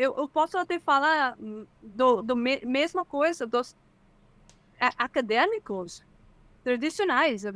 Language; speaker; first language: Portuguese; non-native, fluent; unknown